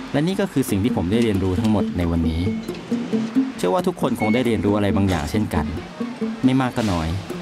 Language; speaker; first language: Thai; native; Thai